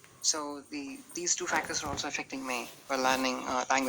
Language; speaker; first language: English; non-native, fluent; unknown